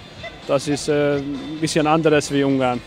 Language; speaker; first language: German; non-native, learner; Hungarian